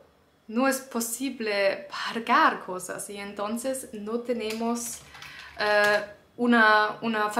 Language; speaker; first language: Spanish; non-native, learner; German